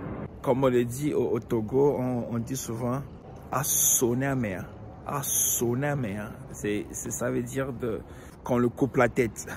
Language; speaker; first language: French; non-native, local second language; Ewe